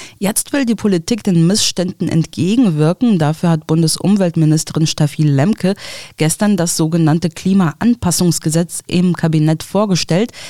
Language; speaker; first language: German; early bilingual, other home language; Russian